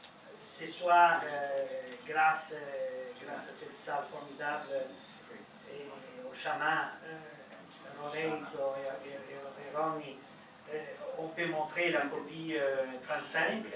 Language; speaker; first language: French; non-native, fluent; Italian